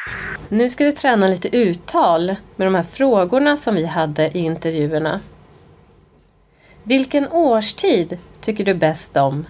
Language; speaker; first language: Swedish; native; Swedish